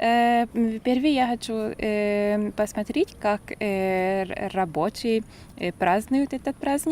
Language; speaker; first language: Russian; non-native, learner; Hungarian